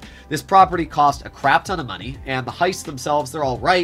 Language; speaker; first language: English; native; English